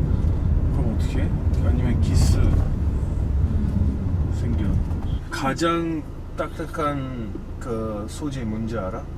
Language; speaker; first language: Korean; non-native, fluent; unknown